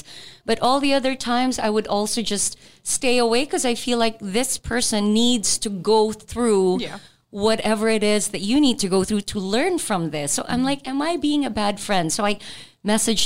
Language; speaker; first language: English; non-native, local second language; Filipino